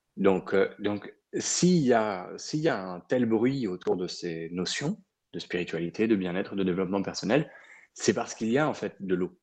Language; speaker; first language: French; early bilingual, other home language; Arabic